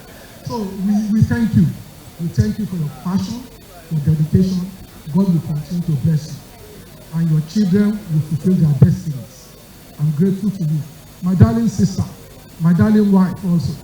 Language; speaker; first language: English; non-native, local second language; Yoruba